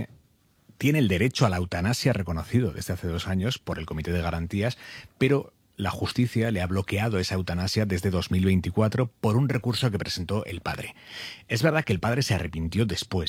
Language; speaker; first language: Spanish; native; Spanish